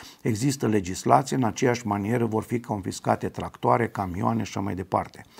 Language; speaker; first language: Romanian; native; Romanian